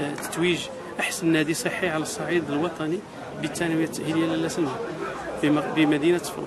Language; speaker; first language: Arabic; native; Arabic